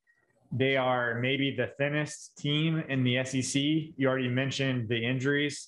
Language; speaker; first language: English; native; English